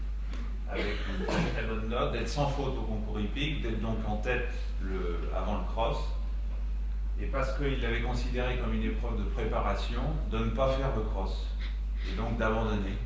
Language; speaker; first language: French; native; French